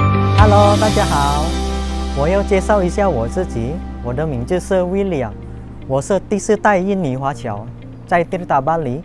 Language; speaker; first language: Chinese; non-native, learner; Indonesian